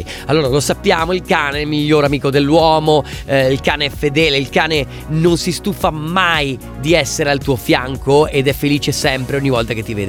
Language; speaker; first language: Italian; native; Italian